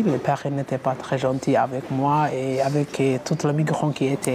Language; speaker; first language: French; non-native, learner; Somali